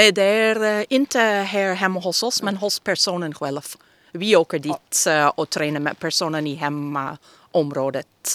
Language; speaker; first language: Swedish; non-native, fluent; English